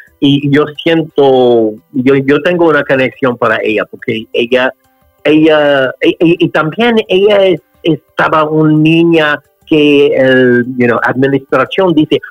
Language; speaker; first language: Spanish; non-native, learner; English